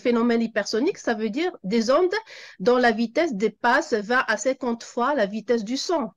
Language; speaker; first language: French; non-native, local second language; Arabic